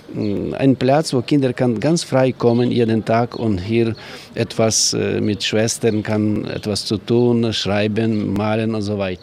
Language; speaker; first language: German; non-native, learner; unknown